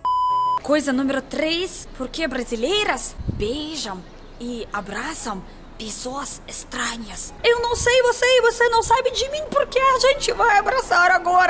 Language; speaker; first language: Portuguese; non-native, learner; Russian